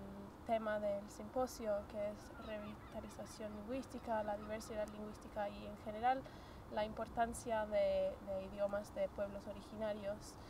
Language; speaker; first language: Spanish; non-native, fluent; English